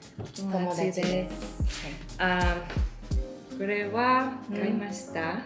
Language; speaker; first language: Japanese; non-native, learner; Spanish